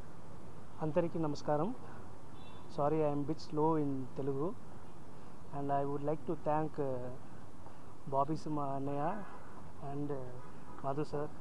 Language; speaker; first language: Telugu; non-native, learner; Tamil